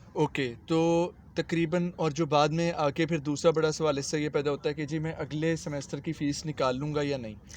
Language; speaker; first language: Urdu; native; Urdu